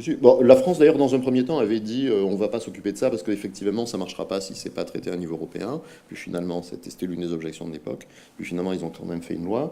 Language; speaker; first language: French; native; French